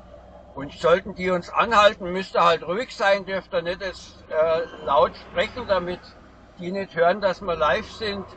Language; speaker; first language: German; native; German